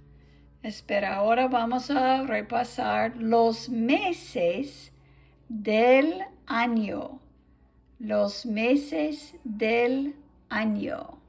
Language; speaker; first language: Spanish; non-native, fluent; English